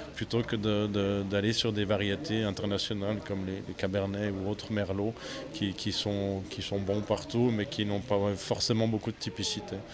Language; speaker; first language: French; native; French